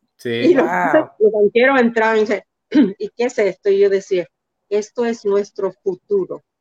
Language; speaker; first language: Spanish; early bilingual, heritage; Spanish